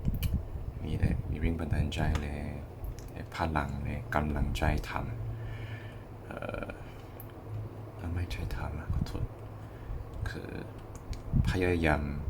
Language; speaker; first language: Thai; non-native, learner; English